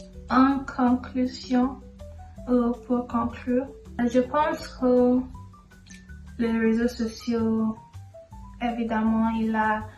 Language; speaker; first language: French; non-native, learner; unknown